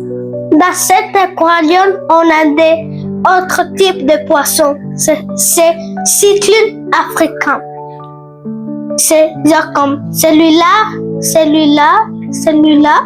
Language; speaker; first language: French; non-native, learner; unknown